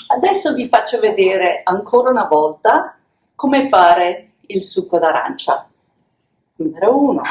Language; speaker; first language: Italian; non-native, fluent; English